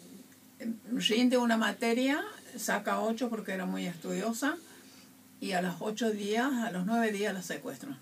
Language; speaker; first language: Spanish; native; Spanish